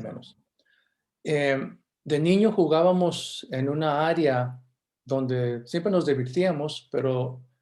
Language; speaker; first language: Spanish; early bilingual, heritage; Spanish